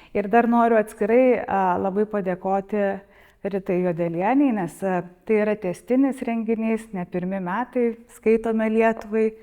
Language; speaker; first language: Lithuanian; native; Lithuanian